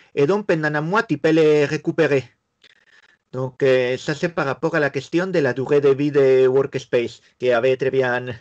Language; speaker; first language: French; non-native, fluent; Spanish